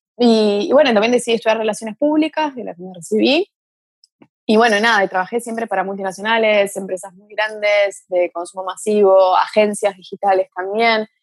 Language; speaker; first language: Spanish; early bilingual, other home language; Portuguese